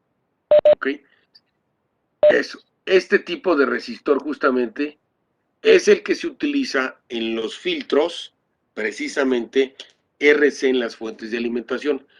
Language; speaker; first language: Spanish; native; Spanish